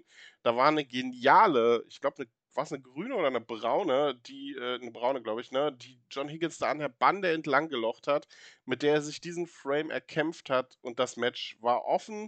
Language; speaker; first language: German; native; German